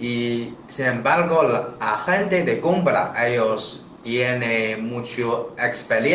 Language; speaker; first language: Spanish; non-native, learner; Chinese